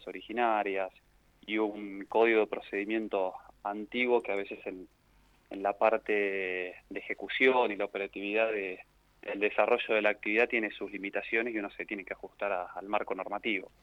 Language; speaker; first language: Spanish; native; Spanish